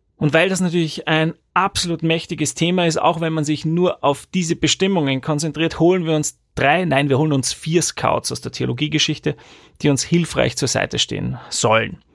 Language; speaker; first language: German; native; German